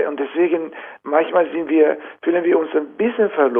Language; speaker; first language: German; non-native, fluent; Italian